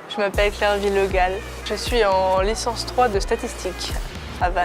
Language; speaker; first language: French; native; French